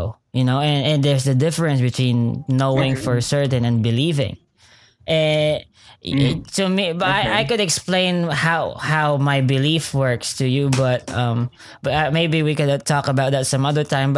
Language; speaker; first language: English; non-native, local second language; Filipino